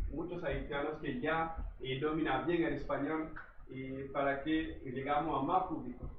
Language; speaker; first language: Spanish; non-native, fluent; Haitian Creole